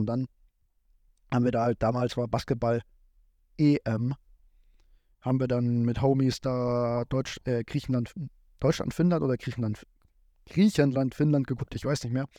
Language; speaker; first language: German; native; German